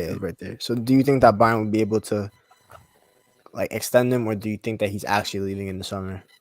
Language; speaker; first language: English; native; English